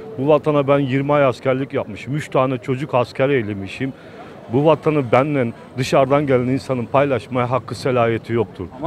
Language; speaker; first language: Turkish; native; Turkish